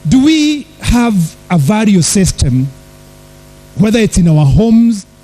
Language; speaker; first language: English; non-native, local second language; Swahili